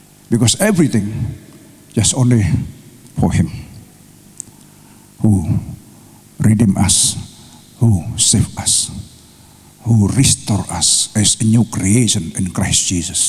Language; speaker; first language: English; non-native, fluent; Indonesian